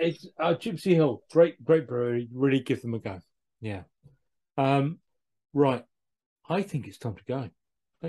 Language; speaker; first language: English; native; English